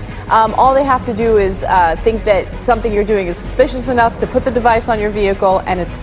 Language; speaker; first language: English; native; English